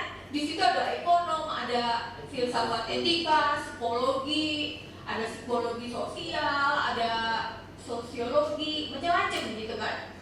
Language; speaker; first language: Indonesian; native; Indonesian